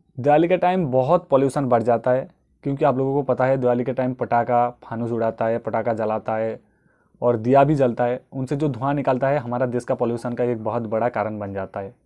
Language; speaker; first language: Hindi; non-native, local second language; Bangla